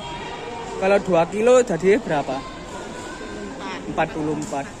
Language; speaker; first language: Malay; non-native, local second language; Javanese